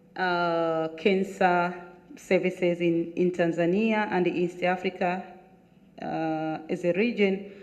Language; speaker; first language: English; non-native, local second language; Swahili